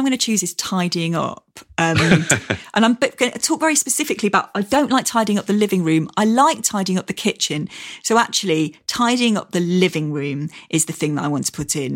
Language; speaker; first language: English; native; English